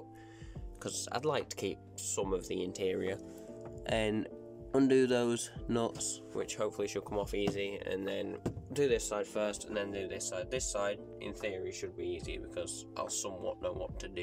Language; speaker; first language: English; native; English